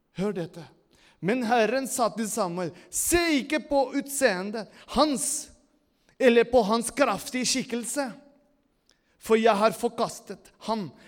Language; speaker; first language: Norwegian; non-native, fluent; Spanish